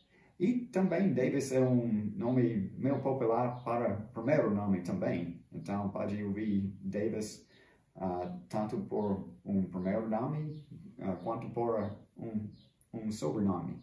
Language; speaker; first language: Portuguese; non-native, fluent; English